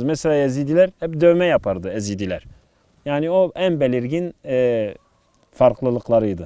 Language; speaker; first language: Turkish; native; Turkish